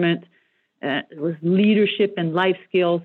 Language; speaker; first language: English; non-native, fluent; French